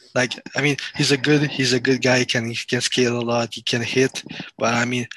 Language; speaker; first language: English; non-native, fluent; French